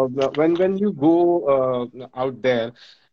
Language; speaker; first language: English; non-native, local second language; Marathi